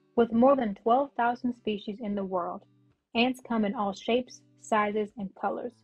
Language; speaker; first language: English; native; English